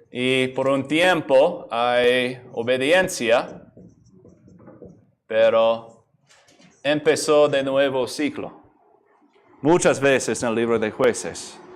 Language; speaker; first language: Spanish; non-native, fluent; English